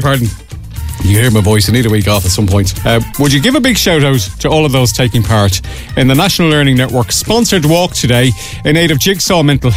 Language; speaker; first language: English; native; English